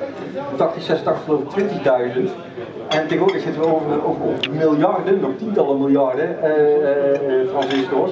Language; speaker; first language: Dutch; native; Dutch